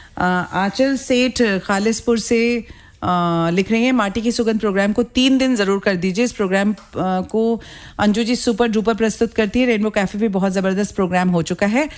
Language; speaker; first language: Hindi; native; Hindi